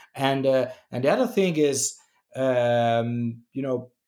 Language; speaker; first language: English; non-native, fluent; Italian